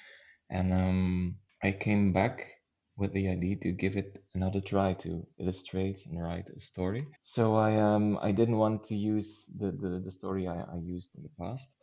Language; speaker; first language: English; non-native, fluent; Dutch